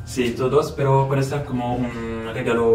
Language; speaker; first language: Spanish; non-native, learner; French